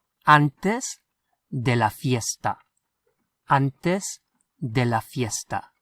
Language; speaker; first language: Spanish; non-native, fluent; English